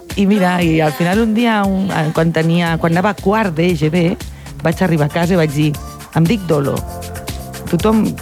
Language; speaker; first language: Catalan; non-native, local second language; Spanish